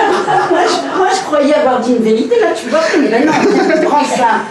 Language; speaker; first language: French; native; French